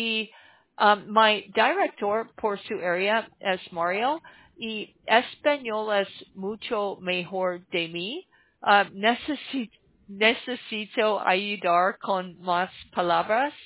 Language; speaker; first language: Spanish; non-native, learner; English